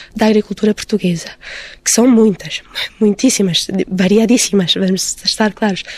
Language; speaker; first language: Portuguese; early bilingual, heritage; Portuguese